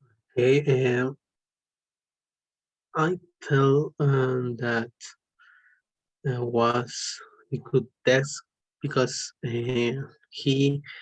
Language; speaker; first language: English; non-native, learner; Spanish